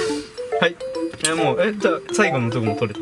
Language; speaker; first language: Japanese; native; Japanese